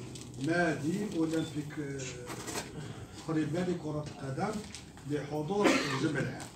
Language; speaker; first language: Arabic; native; Arabic